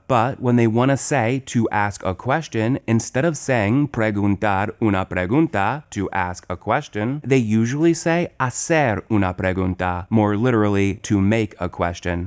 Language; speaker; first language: English; native; English